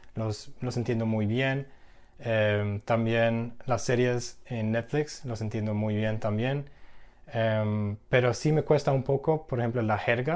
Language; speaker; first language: Spanish; non-native, fluent; English